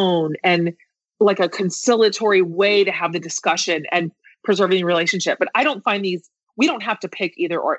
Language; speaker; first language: English; native; English